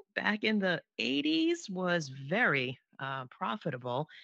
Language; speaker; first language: English; native; English